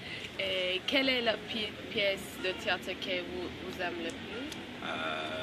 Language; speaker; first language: French; non-native, learner; Turkish